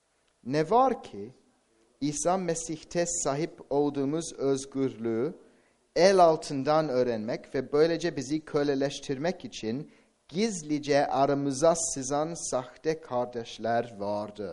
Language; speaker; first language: Turkish; non-native, fluent; English